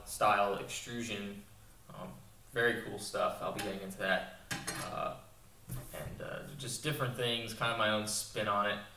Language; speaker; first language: English; native; English